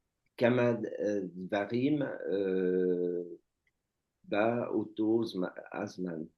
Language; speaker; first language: Hebrew; non-native, learner; French